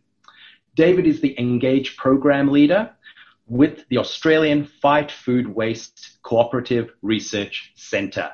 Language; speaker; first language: English; non-native, local second language; Sinhala